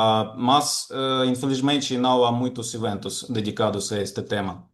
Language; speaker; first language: Portuguese; non-native, fluent; Ukrainian